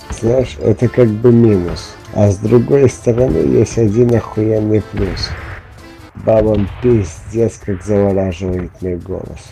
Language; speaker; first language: Russian; native; Russian